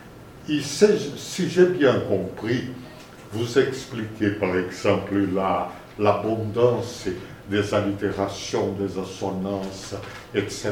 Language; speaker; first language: French; non-native, fluent; Spanish